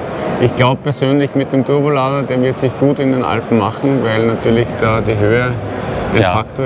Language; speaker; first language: German; native; German